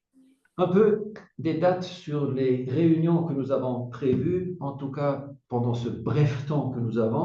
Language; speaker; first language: French; non-native, fluent; German